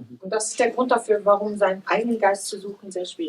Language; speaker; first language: German; native; German